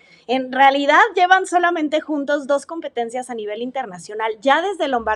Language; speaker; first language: Spanish; native; Spanish